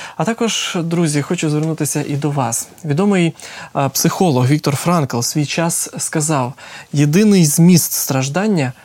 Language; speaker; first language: Ukrainian; native; Ukrainian